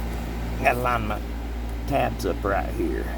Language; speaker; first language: English; native; English